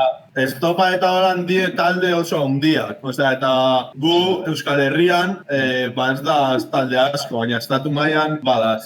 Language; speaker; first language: Basque; native; Basque